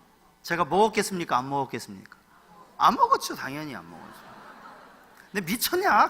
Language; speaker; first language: Korean; native; Korean